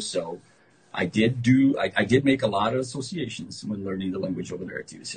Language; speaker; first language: English; non-native, fluent; Portuguese